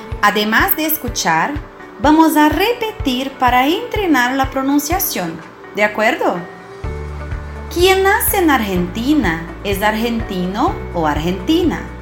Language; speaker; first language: Spanish; non-native, fluent; Portuguese